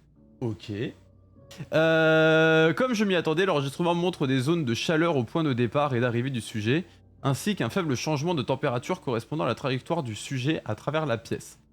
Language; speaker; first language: French; native; French